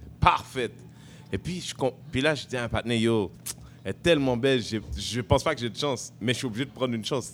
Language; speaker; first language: French; native; French